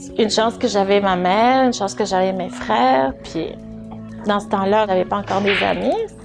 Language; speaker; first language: French; early bilingual, other home language; Arabic